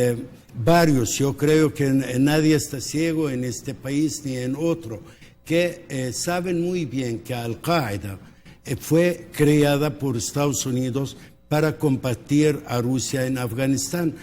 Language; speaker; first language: Spanish; non-native, local second language; Arabic